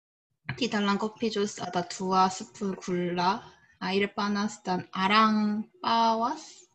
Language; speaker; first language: Indonesian; non-native, learner; Korean